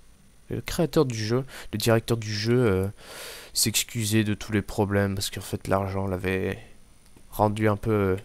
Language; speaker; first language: French; native; French